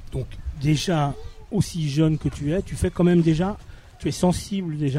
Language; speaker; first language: French; native; French